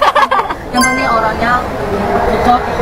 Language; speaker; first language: Indonesian; non-native, fluent; Chinese